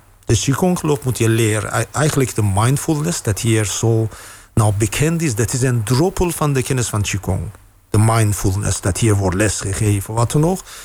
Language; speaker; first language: Dutch; non-native, fluent; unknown